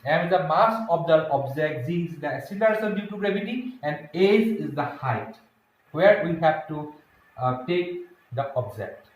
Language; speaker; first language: English; non-native, local second language; Assamese